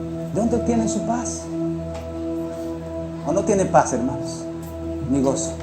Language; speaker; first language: Spanish; native; Spanish